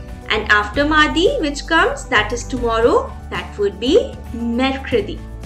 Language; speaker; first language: English; non-native, local second language; Hindi